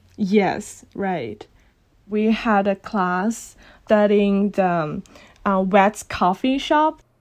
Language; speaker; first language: English; non-native, fluent; Cantonese